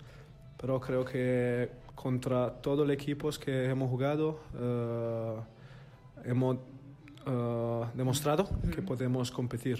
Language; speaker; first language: Spanish; non-native, fluent; Italian